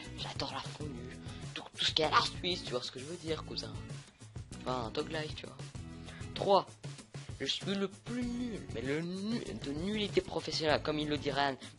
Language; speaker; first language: French; native; French